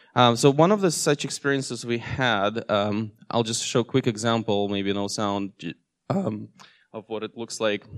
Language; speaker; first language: English; non-native, fluent; Russian